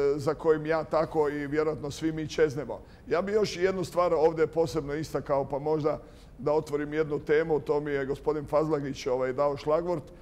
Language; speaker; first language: Croatian; native; Croatian